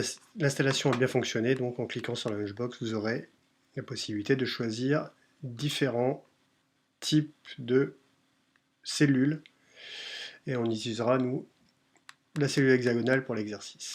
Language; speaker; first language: French; native; French